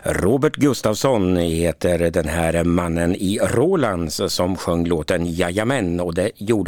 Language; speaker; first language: Swedish; native; Swedish